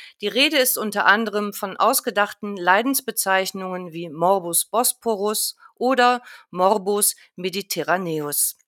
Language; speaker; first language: German; native; German